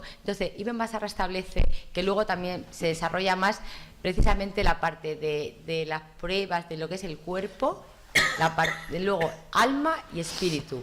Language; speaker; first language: Spanish; native; Spanish